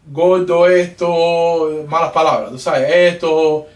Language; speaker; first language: Spanish; early bilingual, heritage; Spanish